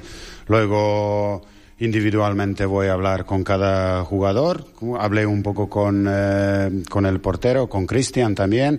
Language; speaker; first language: Spanish; non-native, fluent; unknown